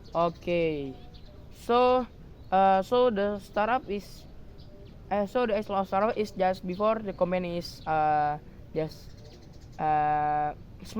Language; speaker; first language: English; non-native, learner; Indonesian